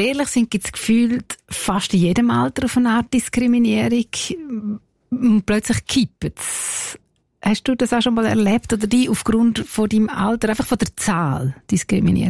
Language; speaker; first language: German; native; German